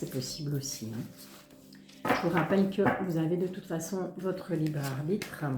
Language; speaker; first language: French; native; French